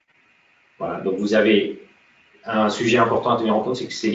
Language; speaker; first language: French; native; French